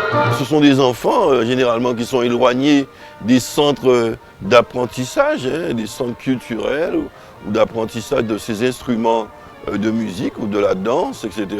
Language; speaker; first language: French; native; French